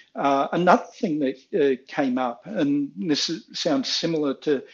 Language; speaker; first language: English; native; English